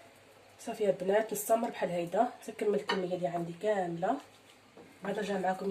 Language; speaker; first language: Arabic; native; Arabic